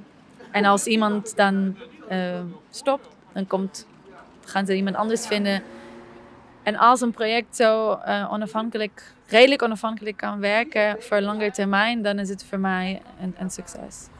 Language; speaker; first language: Dutch; non-native, fluent; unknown